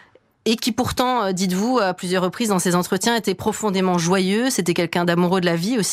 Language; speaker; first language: French; native; French